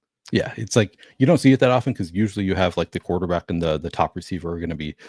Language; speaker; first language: English; native; English